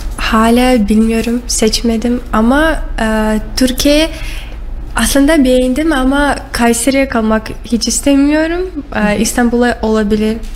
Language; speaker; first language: Turkish; non-native, learner; Russian